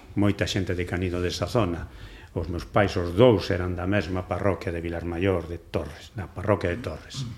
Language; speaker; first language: Galician; non-native, local second language; Spanish